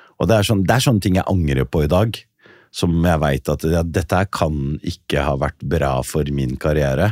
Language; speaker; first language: Norwegian; early bilingual, other home language; Riffian